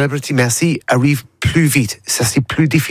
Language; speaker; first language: French; non-native, learner; English